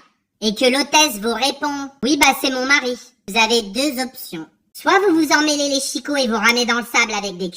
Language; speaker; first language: French; native; French